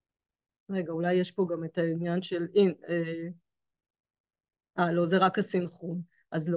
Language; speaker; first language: Hebrew; native; Hebrew